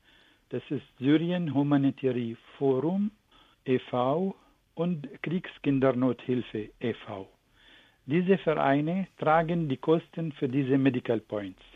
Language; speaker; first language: German; non-native, fluent; Arabic